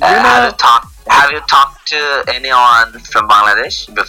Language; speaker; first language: English; non-native, local second language; Bangla